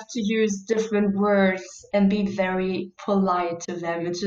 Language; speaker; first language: English; non-native, fluent; German